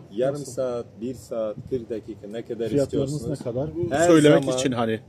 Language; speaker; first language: Turkish; non-native, learner; Albanian